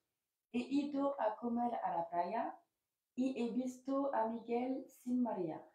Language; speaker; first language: Spanish; non-native, learner; French